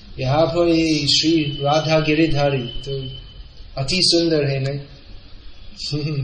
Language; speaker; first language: Hindi; non-native, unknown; English